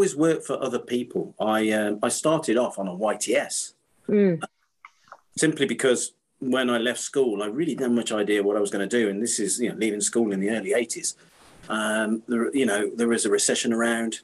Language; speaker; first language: English; native; English